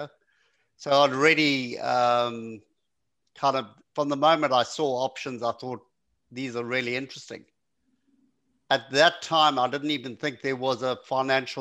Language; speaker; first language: English; native; English